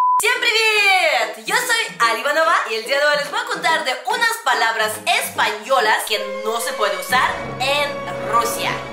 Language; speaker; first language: Spanish; non-native, fluent; Russian